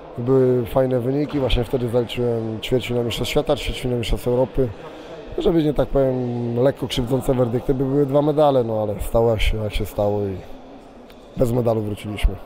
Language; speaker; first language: Polish; native; Polish